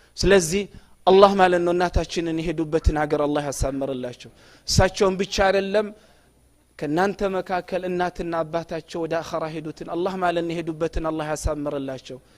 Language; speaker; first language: Amharic; non-native, local second language; Oromo